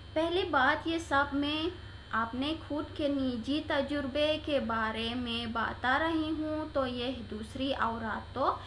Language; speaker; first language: Hindi; non-native, learner; Indonesian